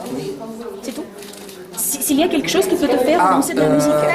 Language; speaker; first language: French; non-native, learner; Russian